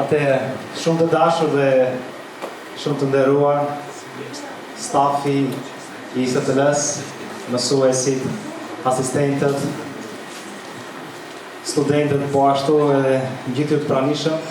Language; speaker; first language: Albanian; native; Albanian